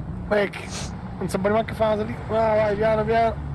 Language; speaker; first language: Italian; native; Italian